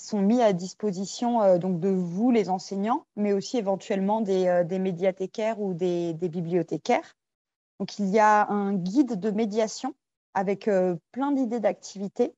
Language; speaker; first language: French; native; French